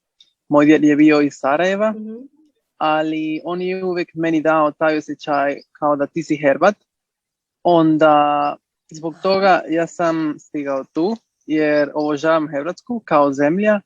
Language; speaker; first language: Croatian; early bilingual, heritage; Spanish